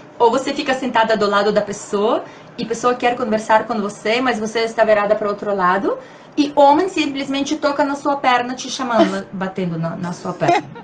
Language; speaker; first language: Portuguese; non-native, fluent; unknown